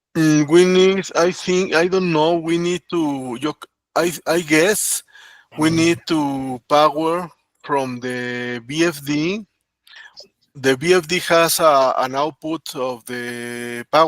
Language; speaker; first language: English; non-native, learner; Spanish